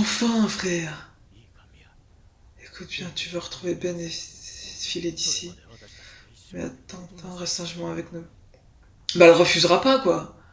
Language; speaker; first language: French; native; French